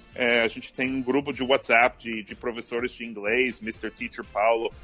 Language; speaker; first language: Portuguese; non-native, fluent; English